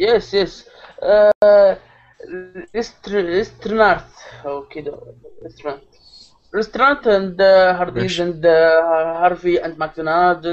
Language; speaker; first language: English; non-native, learner; Arabic